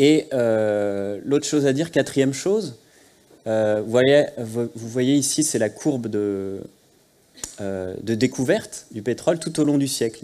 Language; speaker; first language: French; native; French